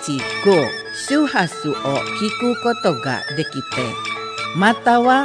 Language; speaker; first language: Japanese; non-native, fluent; Indonesian